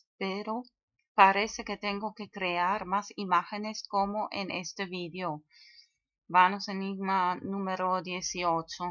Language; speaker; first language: Spanish; non-native, fluent; German